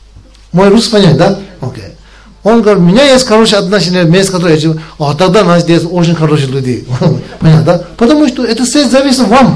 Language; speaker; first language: Russian; non-native, learner; Tibetan